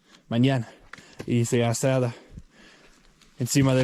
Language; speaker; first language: Spanish; non-native, learner; English